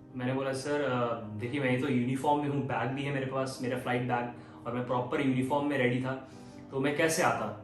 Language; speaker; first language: Hindi; non-native, local second language; Nepali